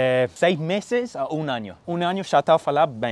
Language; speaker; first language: Portuguese; non-native, fluent; English